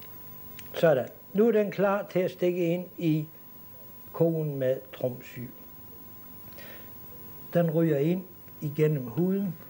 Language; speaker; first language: Danish; native; Danish